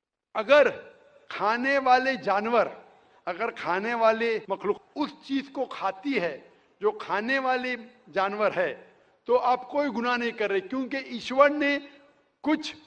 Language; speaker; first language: Hindi; native; Hindi